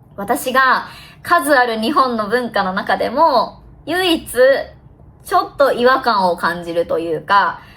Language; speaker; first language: Japanese; native; Japanese